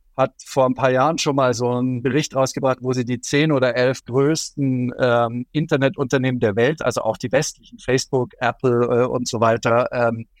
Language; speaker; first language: German; native; German